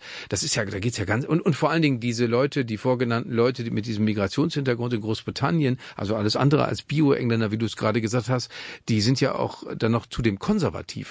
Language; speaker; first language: German; native; German